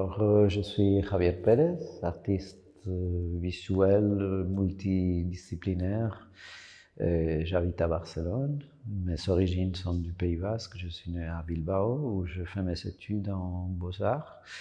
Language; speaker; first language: French; non-native, fluent; Spanish